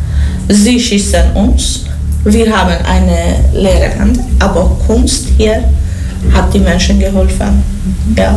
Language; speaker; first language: German; non-native, learner; Persian